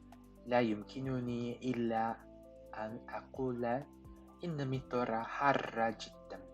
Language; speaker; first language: Arabic; non-native, fluent; Chinese